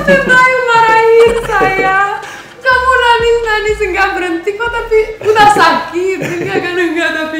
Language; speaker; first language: Indonesian; non-native, fluent; Romanian